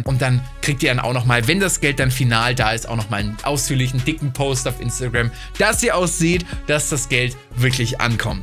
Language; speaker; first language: German; native; German